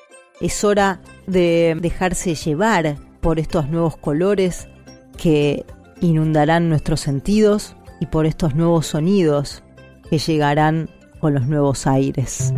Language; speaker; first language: Spanish; native; Spanish